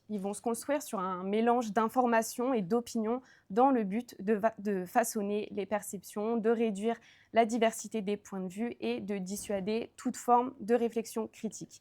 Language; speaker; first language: French; native; French